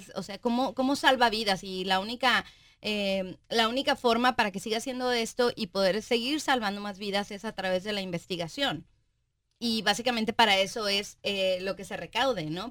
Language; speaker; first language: Spanish; native; Spanish